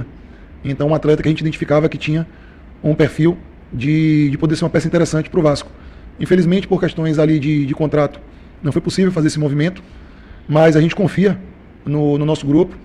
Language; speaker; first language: Portuguese; native; Portuguese